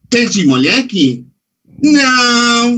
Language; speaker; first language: Portuguese; non-native, fluent; Spanish